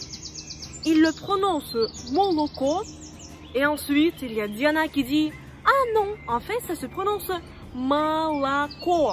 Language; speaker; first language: French; non-native, fluent; Russian